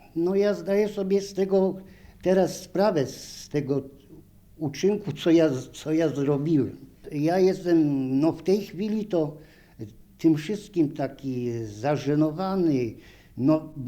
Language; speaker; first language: Polish; native; Polish